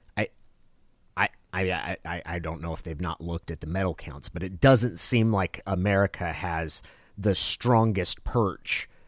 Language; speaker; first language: English; early bilingual, other home language; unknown